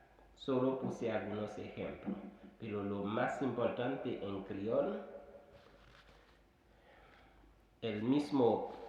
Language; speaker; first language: Spanish; non-native, fluent; Haitian Creole